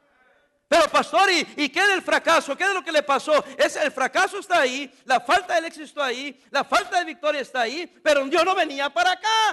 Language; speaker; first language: Spanish; native; Spanish